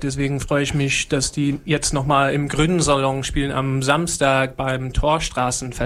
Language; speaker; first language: German; non-native, fluent; English